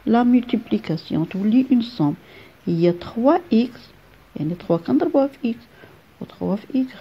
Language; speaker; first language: French; non-native, local second language; Arabic